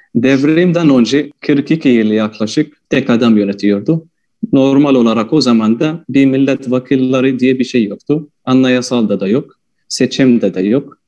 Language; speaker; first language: Turkish; non-native, fluent; Arabic